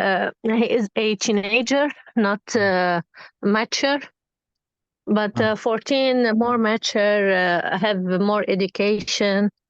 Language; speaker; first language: English; non-native, learner; Arabic